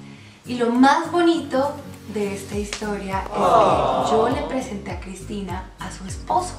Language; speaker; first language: Spanish; native; Spanish